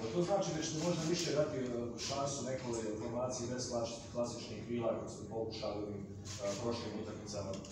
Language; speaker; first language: Serbian; native; Serbian